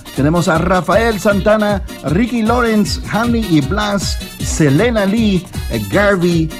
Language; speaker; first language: Spanish; native; Spanish